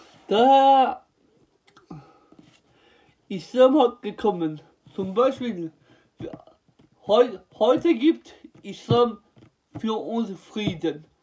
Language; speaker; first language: German; non-native, learner; Turkish